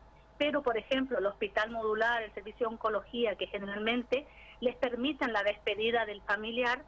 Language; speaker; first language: Spanish; native; Spanish